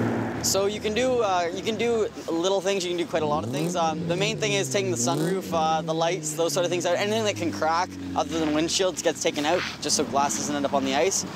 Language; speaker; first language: English; native; English